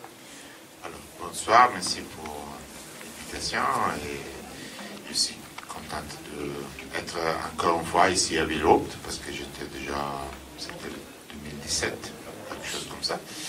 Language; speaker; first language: French; non-native, fluent; Italian